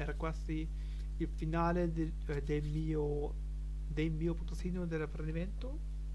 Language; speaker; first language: Italian; non-native, learner; German